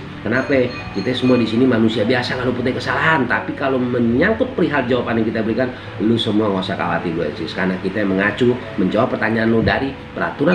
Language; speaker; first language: Indonesian; native; Indonesian